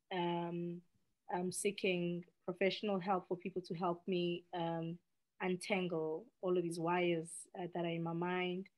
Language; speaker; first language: English; non-native, local second language; Xhosa